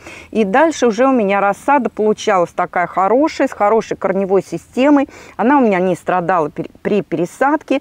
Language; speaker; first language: Russian; native; Russian